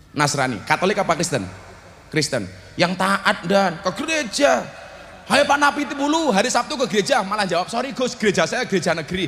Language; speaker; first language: Indonesian; non-native, local second language; Javanese